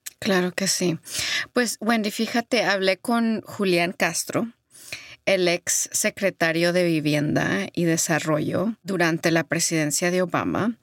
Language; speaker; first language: Spanish; early bilingual, heritage; Spanish